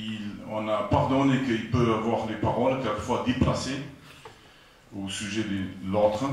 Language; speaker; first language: French; non-native, fluent; Afrikaans